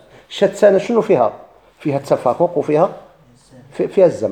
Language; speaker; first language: Arabic; native; Arabic